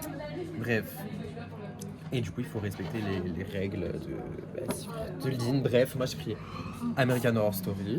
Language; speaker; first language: French; native; French